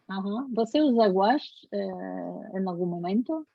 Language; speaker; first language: Portuguese; non-native, fluent; Spanish